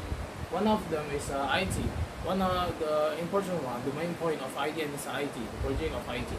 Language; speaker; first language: English; non-native, learner; Indonesian